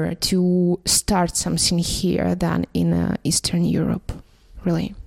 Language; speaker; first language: English; non-native, fluent; Russian